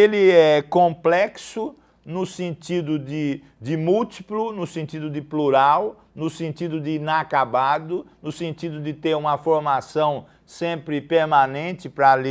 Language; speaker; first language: Portuguese; native; Portuguese